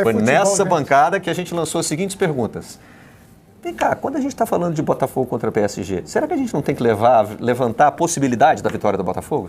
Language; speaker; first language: Portuguese; native; Portuguese